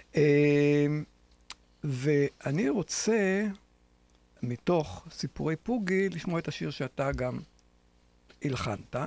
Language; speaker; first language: Hebrew; native; Hebrew